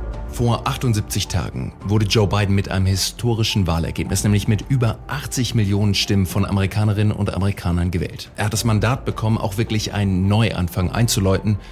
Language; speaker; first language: German; native; German